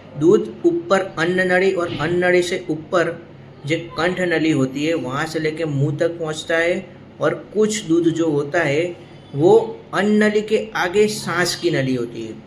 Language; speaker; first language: Hindi; non-native, local second language; Gujarati